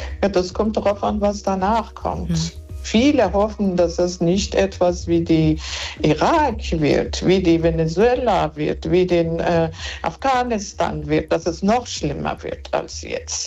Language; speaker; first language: German; non-native, fluent; Persian